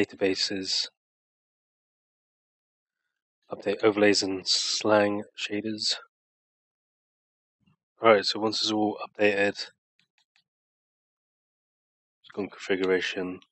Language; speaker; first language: English; native; English